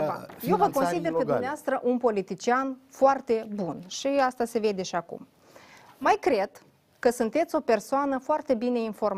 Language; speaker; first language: Romanian; native; Romanian